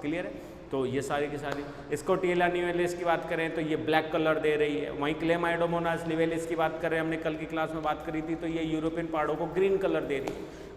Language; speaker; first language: Hindi; native; Hindi